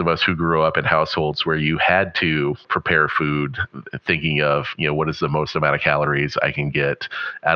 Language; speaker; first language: English; native; English